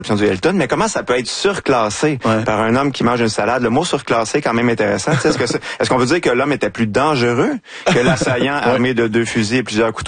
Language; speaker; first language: French; native; French